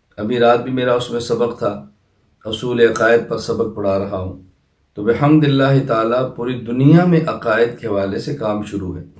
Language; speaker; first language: Urdu; non-native, local second language; Punjabi